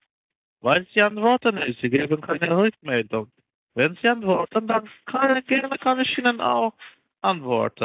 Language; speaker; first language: German; non-native, learner; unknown